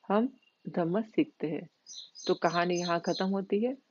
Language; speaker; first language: Hindi; non-native, local second language; Marathi